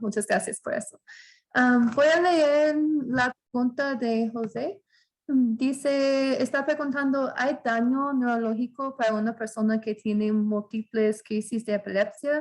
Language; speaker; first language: Spanish; non-native, fluent; English